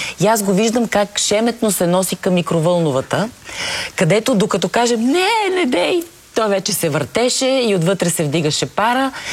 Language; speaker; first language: Bulgarian; native; Bulgarian